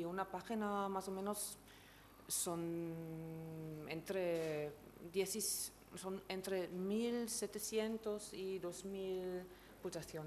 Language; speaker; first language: Spanish; non-native, fluent; German